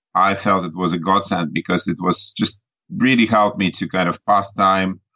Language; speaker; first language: English; non-native, fluent; Russian